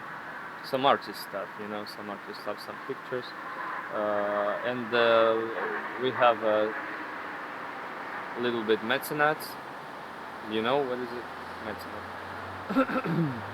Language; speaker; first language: English; non-native, learner; Ukrainian